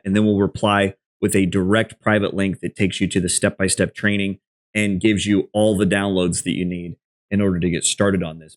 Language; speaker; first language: English; native; English